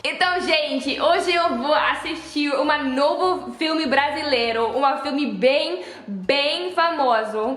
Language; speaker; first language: Portuguese; non-native, learner; Dutch